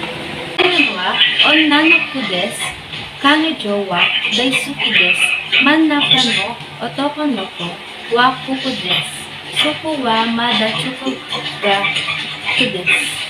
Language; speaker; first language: Japanese; non-native, learner; Filipino